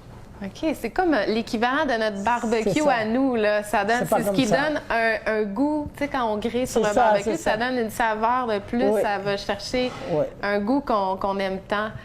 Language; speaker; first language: French; native; French